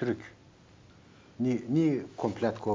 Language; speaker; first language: Dutch; non-native, learner; Turkish